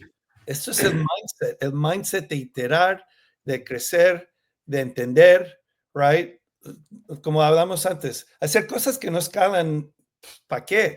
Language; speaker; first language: Spanish; early bilingual, heritage; Spanish